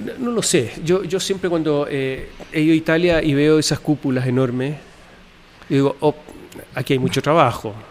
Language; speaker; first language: Spanish; native; Spanish